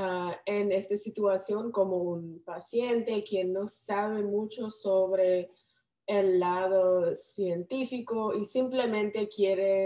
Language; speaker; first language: Spanish; non-native, learner; English